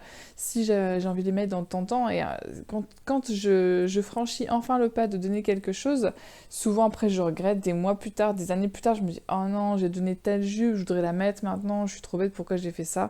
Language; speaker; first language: French; native; French